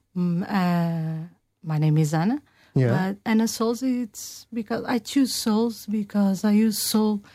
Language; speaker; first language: English; non-native, learner; Portuguese